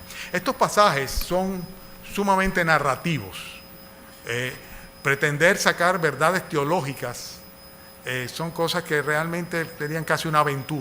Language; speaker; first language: Spanish; native; Spanish